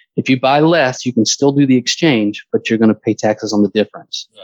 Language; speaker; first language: English; native; English